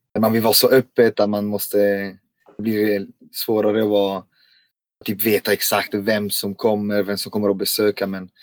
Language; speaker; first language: Swedish; non-native, fluent; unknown